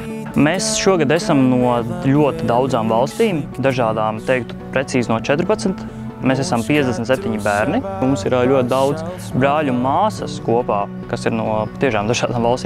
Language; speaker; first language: Latvian; early bilingual, heritage; Latvian